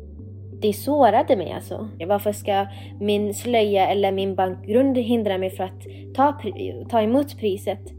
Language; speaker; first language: Swedish; non-native, fluent; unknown